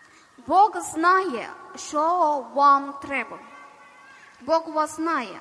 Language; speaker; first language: Ukrainian; non-native, learner; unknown